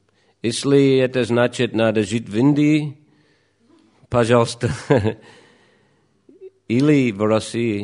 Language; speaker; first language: Russian; non-native, fluent; English